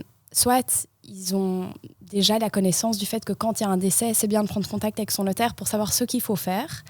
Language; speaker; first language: French; native; French